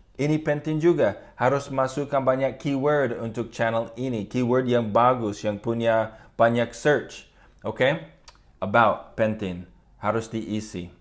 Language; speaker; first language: Indonesian; non-native, fluent; English